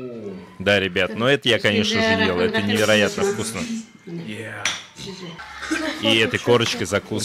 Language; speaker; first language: Russian; native; Russian